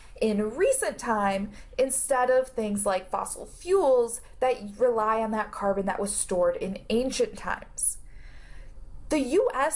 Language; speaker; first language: English; native; English